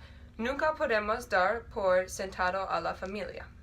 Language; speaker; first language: Spanish; non-native, learner; English